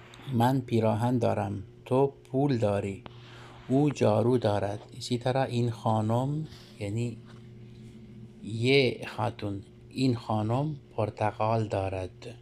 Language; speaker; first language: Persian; non-native, fluent; Urdu